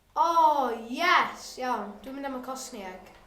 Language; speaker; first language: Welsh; non-native, local second language; English